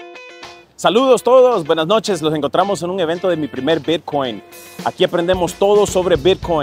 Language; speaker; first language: Spanish; native; Spanish